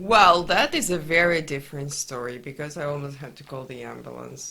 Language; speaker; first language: English; non-native, fluent; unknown